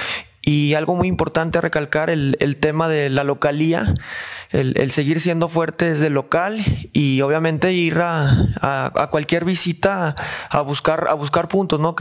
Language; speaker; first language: Spanish; native; Spanish